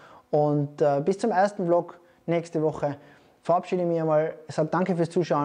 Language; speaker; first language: German; native; German